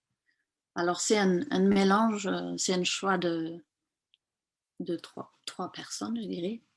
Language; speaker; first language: French; non-native, fluent; German